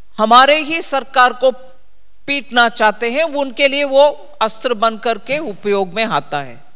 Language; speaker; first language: Hindi; non-native, local second language; Tamil